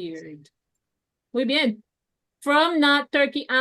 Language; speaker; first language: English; non-native, fluent; Spanish